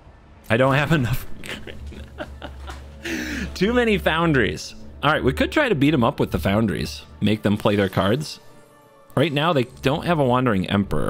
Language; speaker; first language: English; native; English